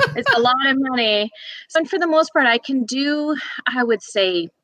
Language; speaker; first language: English; native; English